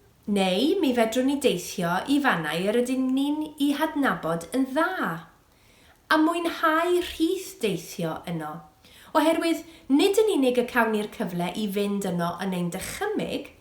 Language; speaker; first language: Welsh; native; Welsh